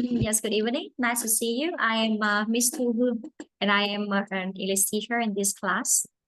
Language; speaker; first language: English; non-native, fluent; Vietnamese